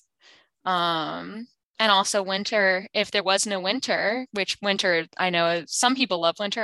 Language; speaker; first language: English; native; English